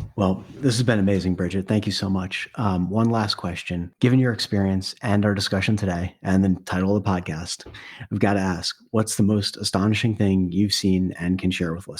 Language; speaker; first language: English; native; English